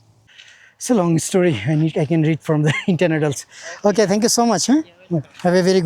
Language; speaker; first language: English; non-native, fluent; Bangla